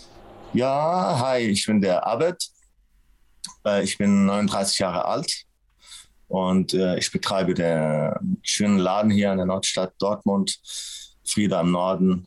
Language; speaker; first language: German; non-native, fluent; Arabic